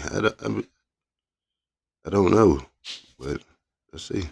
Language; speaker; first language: English; native; English